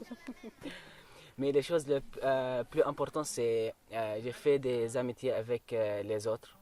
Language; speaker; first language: French; non-native, learner; Arabic